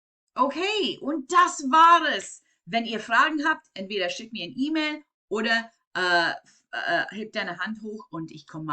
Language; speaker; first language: German; non-native, fluent; English